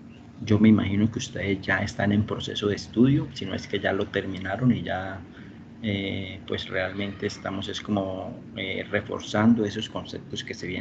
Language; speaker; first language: Spanish; native; Spanish